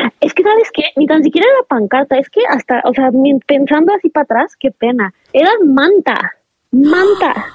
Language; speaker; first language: Spanish; native; Spanish